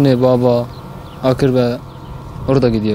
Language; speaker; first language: Turkish; non-native, learner; Arabic